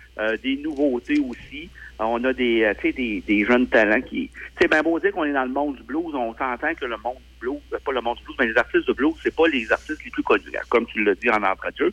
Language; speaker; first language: French; native; French